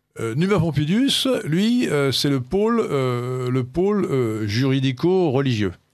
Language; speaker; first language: French; native; French